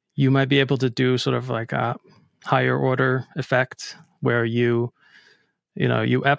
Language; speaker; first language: English; non-native, fluent; Icelandic